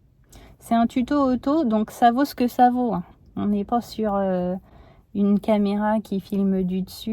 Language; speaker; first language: French; native; French